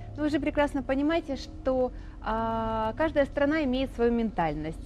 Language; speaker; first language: Russian; native; Russian